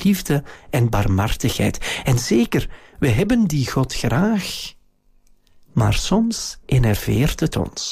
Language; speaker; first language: Dutch; native; Dutch